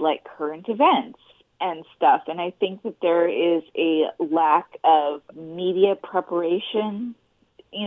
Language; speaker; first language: English; native; English